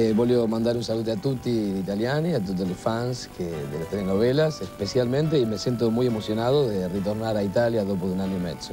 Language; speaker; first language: Italian; non-native, learner; Spanish